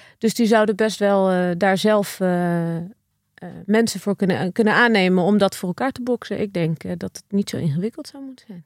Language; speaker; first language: Dutch; native; Dutch